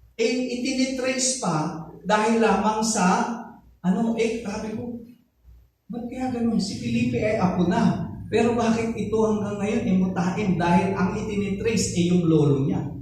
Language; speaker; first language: Filipino; native; Filipino